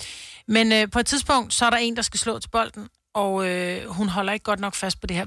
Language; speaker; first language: Danish; native; Danish